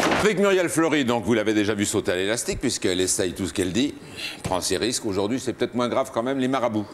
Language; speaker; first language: French; native; French